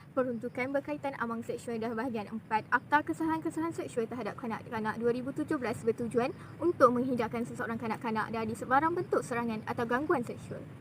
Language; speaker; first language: Malay; native; Malay